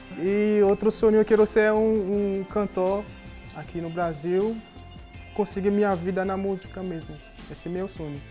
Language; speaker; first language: Portuguese; non-native, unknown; Haitian Creole